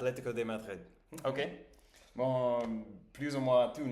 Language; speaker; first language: French; non-native, learner; English